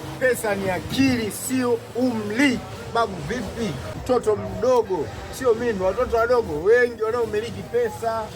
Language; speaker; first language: Swahili; native; Swahili